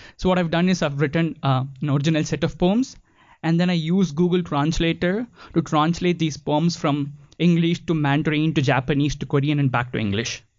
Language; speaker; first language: English; non-native, local second language; Tamil